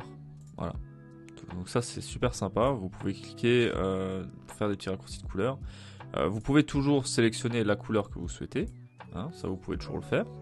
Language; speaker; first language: French; native; French